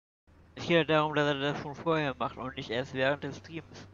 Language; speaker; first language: German; native; German